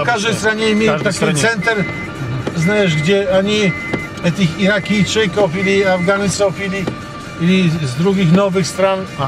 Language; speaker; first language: Russian; non-native, learner; Polish